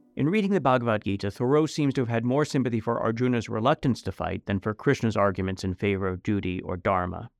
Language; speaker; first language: English; native; English